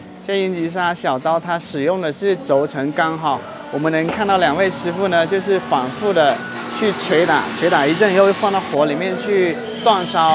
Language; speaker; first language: Chinese; native; Chinese